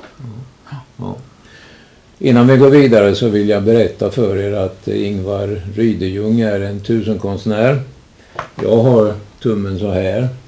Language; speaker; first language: Swedish; native; Swedish